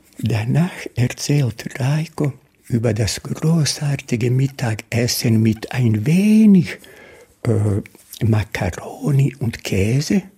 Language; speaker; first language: German; non-native, fluent; Bosnian